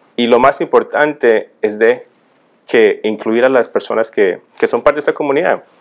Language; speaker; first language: Spanish; early bilingual, heritage; Spanish